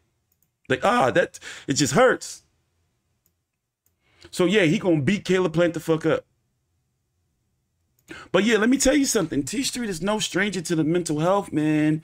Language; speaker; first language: English; native; English